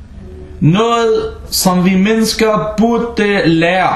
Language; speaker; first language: Danish; early bilingual, other home language; Arabic